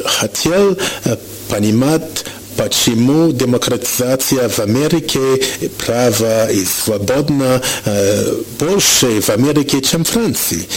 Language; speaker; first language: Russian; non-native, learner; French